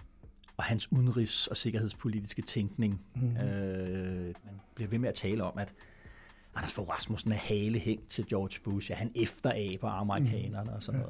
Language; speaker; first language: Danish; native; Danish